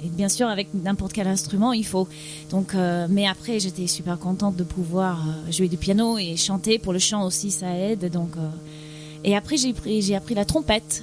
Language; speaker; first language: French; non-native, fluent; English